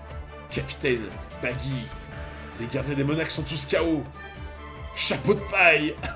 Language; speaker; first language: French; native; French